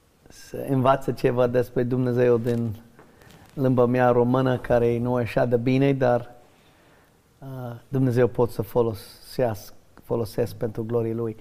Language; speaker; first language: Romanian; non-native, learner; English